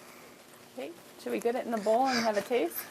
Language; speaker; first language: English; native; English